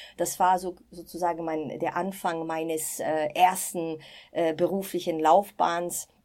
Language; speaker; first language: German; non-native, fluent; Italian